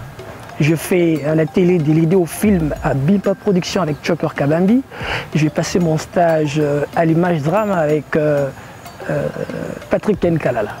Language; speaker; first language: French; non-native, local second language; Lingala